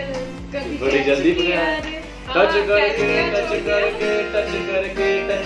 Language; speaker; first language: Hindi; non-native, local second language; Punjabi